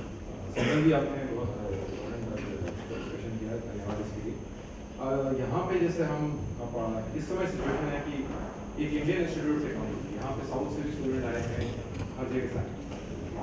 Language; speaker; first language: Hindi; native; Hindi